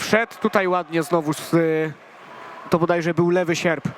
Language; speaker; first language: Polish; native; Polish